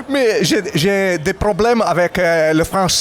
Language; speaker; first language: French; non-native, learner; Italian